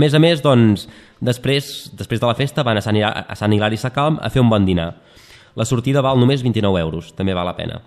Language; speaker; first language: Catalan; native; Catalan